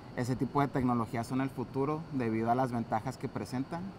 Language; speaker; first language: Spanish; native; Spanish